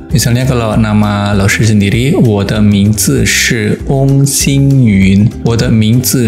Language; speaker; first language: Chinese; non-native, fluent; Indonesian